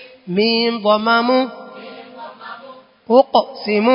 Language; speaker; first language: Arabic; non-native, learner; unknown